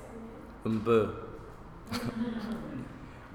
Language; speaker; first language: Spanish; non-native, learner; English